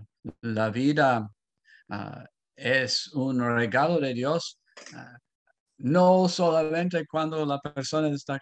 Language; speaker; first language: Spanish; non-native, fluent; English